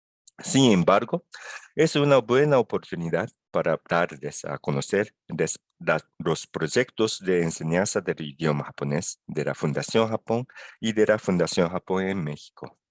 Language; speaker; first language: Spanish; non-native, fluent; Japanese